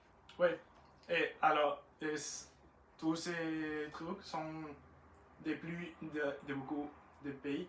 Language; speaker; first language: French; non-native, learner; Spanish